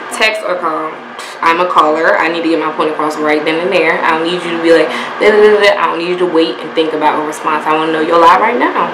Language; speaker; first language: English; native; English